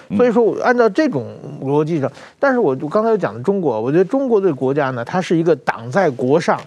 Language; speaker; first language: Chinese; native; Chinese